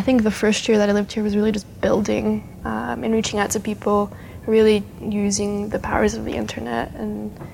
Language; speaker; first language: English; early bilingual, other home language; Spanish